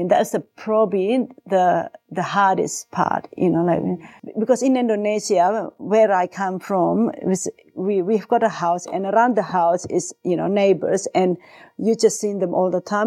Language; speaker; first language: English; non-native, fluent; Javanese